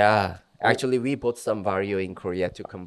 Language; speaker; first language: English; non-native, fluent; Korean